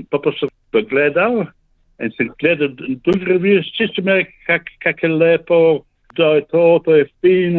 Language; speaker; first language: Slovenian; early bilingual, heritage; Slovenian